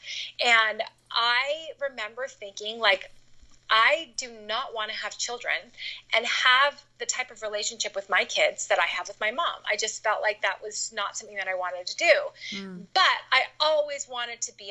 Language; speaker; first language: English; native; English